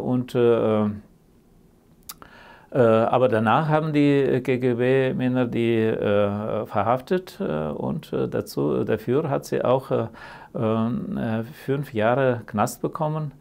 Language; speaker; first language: German; early bilingual, heritage; German